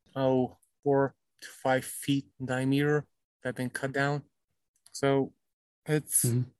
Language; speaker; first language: English; early bilingual, other home language; Romanian